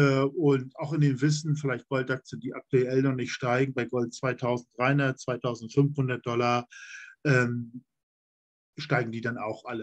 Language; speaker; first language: German; native; German